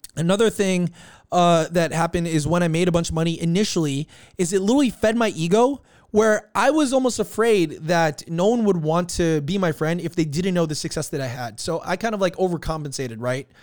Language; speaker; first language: English; early bilingual, other home language; Filipino